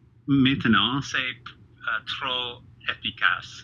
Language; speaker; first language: French; non-native, fluent; English